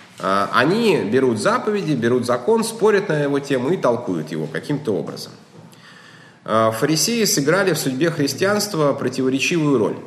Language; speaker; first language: Russian; native; Russian